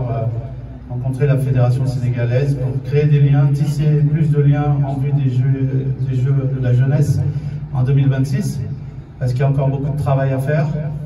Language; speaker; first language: French; native; French